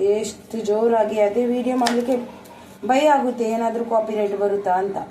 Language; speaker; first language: Kannada; non-native, local second language; Tulu